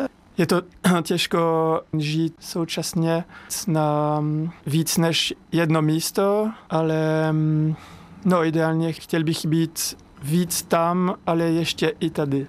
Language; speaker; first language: Czech; non-native, learner; French